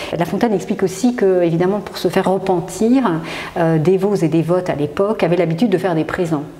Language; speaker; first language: French; native; French